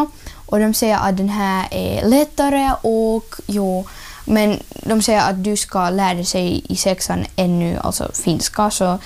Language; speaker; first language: Swedish; non-native, learner; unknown